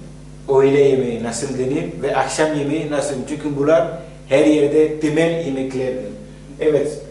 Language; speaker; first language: Turkish; non-native, fluent; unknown